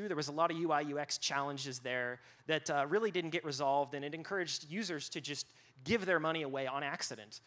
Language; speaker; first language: English; native; English